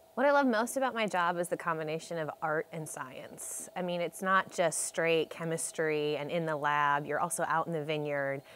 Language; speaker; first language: English; native; English